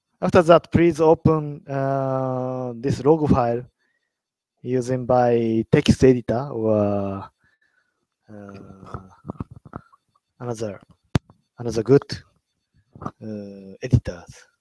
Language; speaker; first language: English; non-native, learner; Japanese